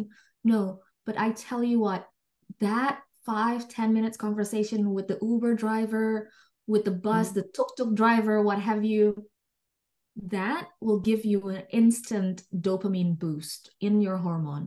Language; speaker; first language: English; non-native, fluent; Indonesian